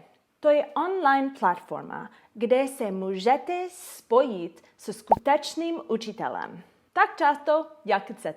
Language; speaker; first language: Czech; non-native, learner; English